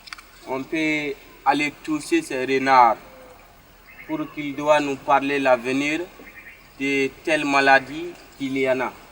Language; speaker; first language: French; non-native, learner; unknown